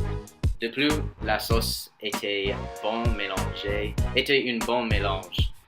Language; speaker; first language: French; non-native, fluent; English